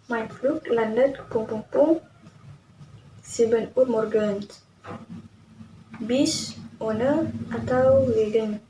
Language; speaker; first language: German; non-native, learner; Indonesian